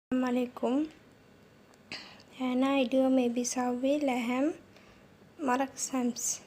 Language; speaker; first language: Arabic; non-native, learner; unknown